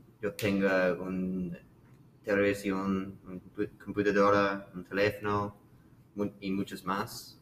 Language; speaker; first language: Spanish; non-native, learner; English